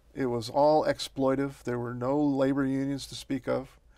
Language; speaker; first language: English; native; English